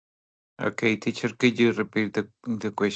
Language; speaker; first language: English; non-native, learner; Spanish